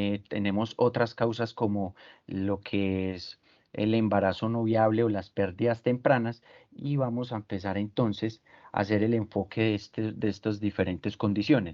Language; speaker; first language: Spanish; native; Spanish